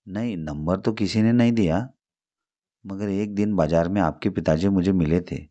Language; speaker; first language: Hindi; non-native, local second language; Marathi